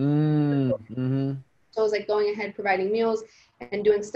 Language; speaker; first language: English; early bilingual, other home language; Spanish